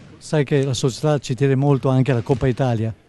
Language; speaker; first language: Italian; native; Italian